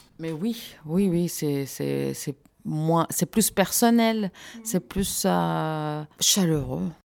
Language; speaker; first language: French; non-native, fluent; Spanish